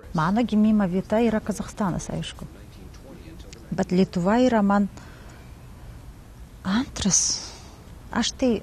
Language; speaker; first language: Lithuanian; non-native, learner; Kazakh